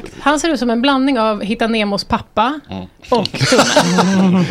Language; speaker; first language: Swedish; native; Swedish